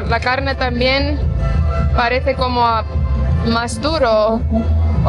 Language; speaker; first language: Spanish; non-native, fluent; Portuguese